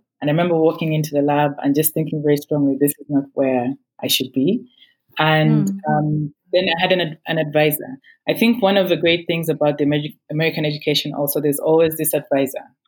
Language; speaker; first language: English; non-native, local second language; Ganda